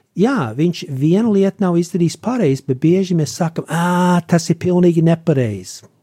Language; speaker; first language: Latvian; early bilingual, heritage; Latvian